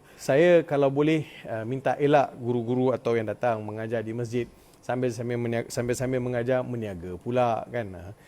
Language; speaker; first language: Malay; non-native, local second language; Tamil